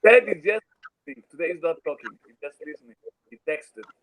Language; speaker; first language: English; non-native, learner; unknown